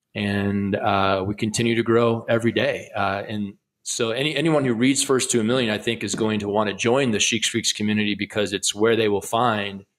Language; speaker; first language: English; native; English